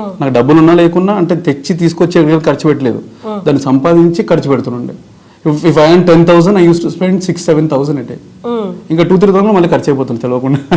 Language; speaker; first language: Telugu; native; Telugu